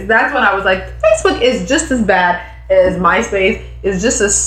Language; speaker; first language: English; non-native, local second language; Swahili